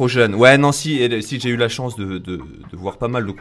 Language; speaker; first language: French; native; French